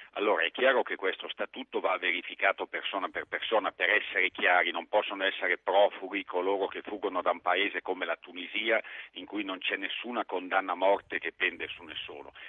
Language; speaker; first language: Italian; native; Italian